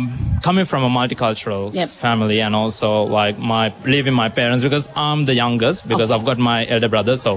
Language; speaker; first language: English; non-native, local second language; Sinhala